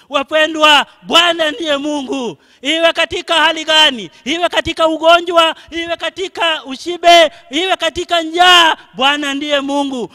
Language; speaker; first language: Swahili; non-native, local second language; Luo (Kenya and Tanzania)